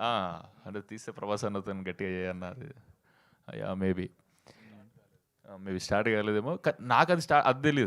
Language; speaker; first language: Telugu; native; Telugu